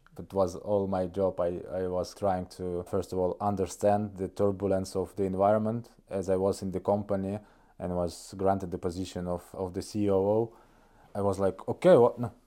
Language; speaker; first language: English; non-native, fluent; Estonian